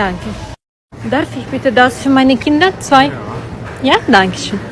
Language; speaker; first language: German; non-native, learner; Ukrainian